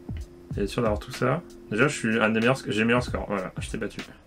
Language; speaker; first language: French; native; French